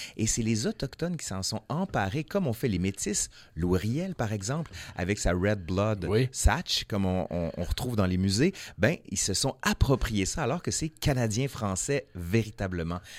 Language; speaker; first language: French; native; French